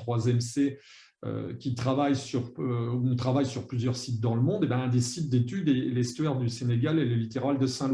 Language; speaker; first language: French; native; French